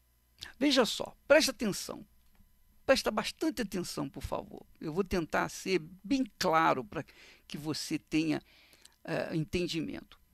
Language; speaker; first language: Portuguese; native; Portuguese